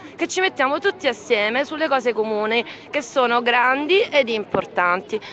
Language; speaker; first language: Italian; native; Italian